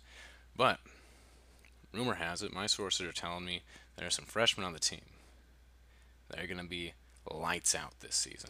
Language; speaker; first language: English; native; English